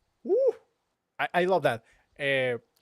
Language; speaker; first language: English; non-native, learner; Spanish